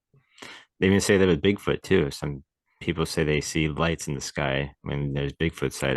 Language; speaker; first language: English; native; English